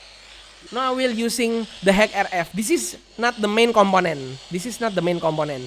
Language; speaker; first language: English; non-native, learner; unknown